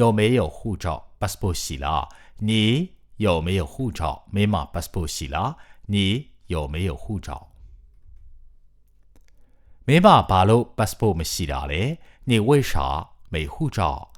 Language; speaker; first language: Chinese; non-native, fluent; Burmese